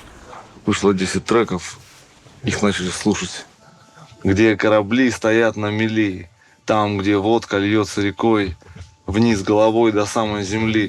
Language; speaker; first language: Russian; native; Russian